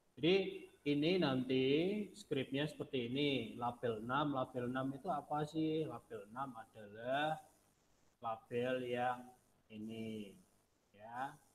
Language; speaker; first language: Indonesian; non-native, local second language; Javanese